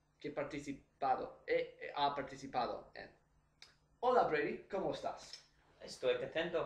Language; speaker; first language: Spanish; non-native, learner; English